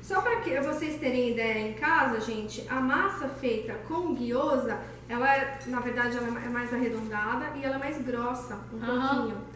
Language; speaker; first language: Portuguese; native; Portuguese